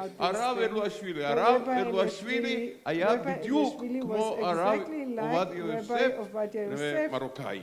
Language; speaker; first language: Hebrew; non-native, fluent; Georgian